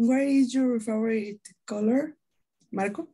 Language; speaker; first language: English; non-native, learner; Spanish